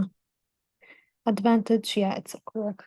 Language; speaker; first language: English; non-native, learner; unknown